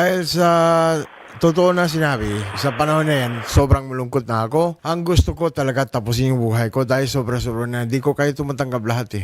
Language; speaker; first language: Filipino; non-native, learner; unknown